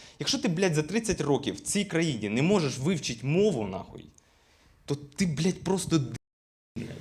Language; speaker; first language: Ukrainian; non-native, local second language; Russian